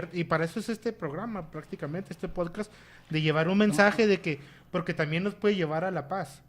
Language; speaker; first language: Spanish; native; Spanish